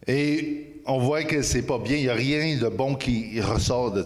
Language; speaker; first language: French; native; French